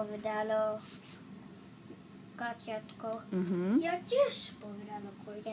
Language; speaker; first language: Slovak; early bilingual, heritage; Slovak